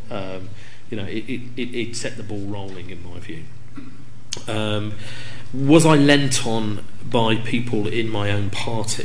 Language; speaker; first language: English; native; English